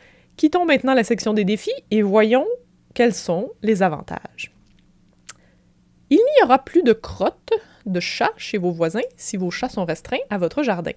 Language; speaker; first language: French; native; French